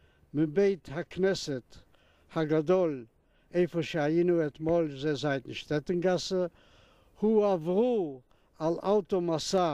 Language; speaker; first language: Hebrew; non-native, fluent; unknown